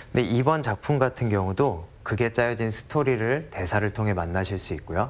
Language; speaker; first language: Korean; native; Korean